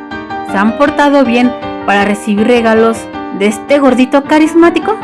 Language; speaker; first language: Spanish; native; Spanish